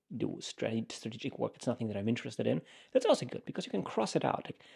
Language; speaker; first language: English; non-native, fluent; German